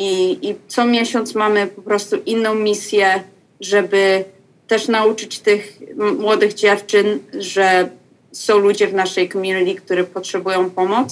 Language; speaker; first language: Polish; early bilingual, heritage; Polish